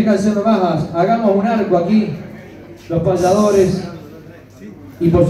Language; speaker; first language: Spanish; native; Spanish